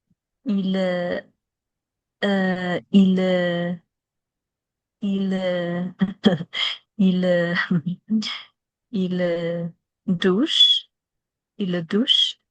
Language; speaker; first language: French; non-native, learner; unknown